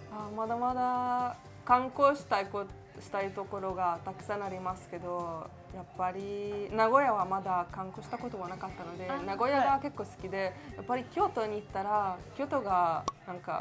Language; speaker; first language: Japanese; non-native, fluent; Italian